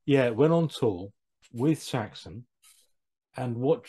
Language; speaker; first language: English; native; English